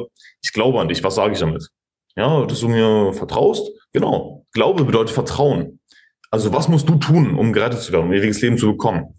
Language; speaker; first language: German; native; German